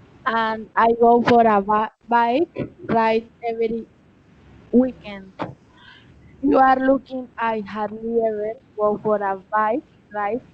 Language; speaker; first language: English; non-native, learner; Spanish